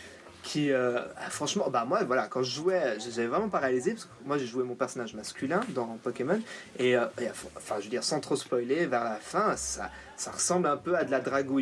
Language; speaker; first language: French; native; French